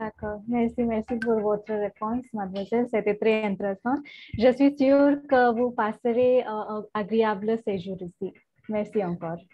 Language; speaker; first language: French; non-native, learner; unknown